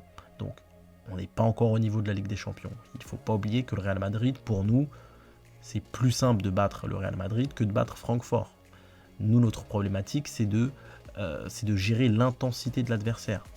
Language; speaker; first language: French; native; French